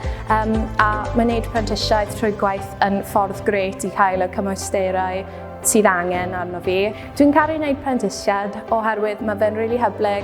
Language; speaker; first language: Welsh; non-native, local second language; English